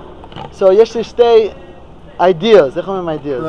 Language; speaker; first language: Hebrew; non-native, learner; English